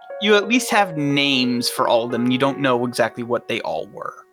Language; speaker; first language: English; native; English